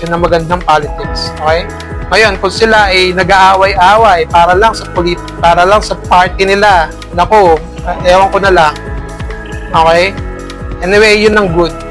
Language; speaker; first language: Filipino; native; Filipino